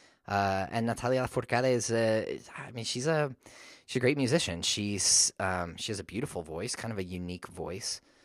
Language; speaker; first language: English; native; English